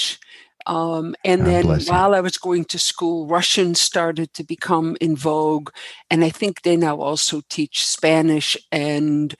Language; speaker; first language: English; non-native, fluent; Dutch